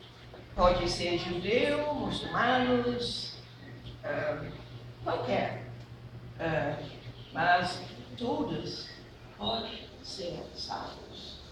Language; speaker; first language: Portuguese; non-native, fluent; English